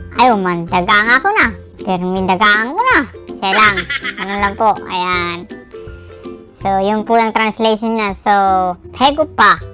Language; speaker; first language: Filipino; non-native, local second language; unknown